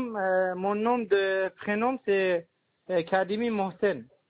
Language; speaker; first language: French; non-native, learner; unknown